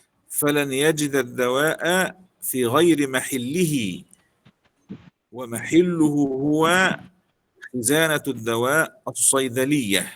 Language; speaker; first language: Arabic; native; Arabic